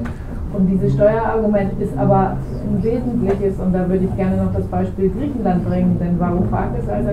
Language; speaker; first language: German; native; German